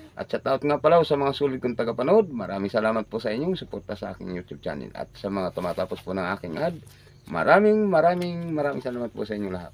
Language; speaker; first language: Filipino; non-native, local second language; Bikol